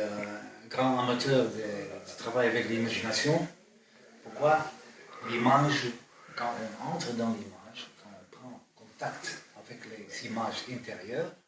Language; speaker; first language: French; non-native, fluent; Dutch